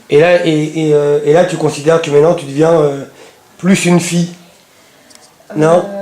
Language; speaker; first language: French; native; French